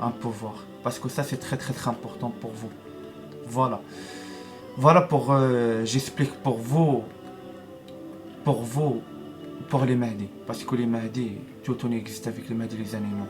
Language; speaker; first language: French; non-native, learner; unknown